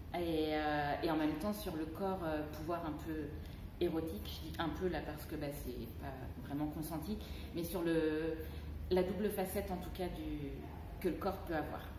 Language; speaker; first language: French; native; French